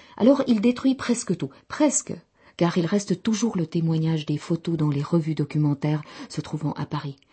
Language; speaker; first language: French; non-native, fluent; Czech